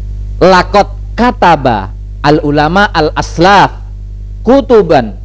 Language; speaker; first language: Arabic; non-native, fluent; Indonesian